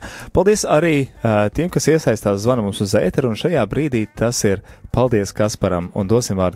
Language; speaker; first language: Latvian; native; Latvian